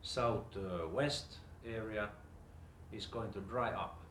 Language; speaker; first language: English; non-native, fluent; Finnish